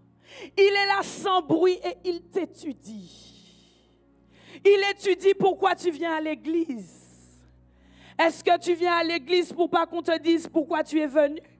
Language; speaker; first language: French; native; French